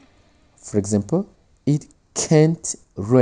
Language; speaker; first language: English; non-native, local second language; Kinyarwanda